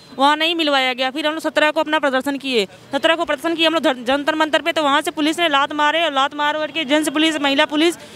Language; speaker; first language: Hindi; native; Hindi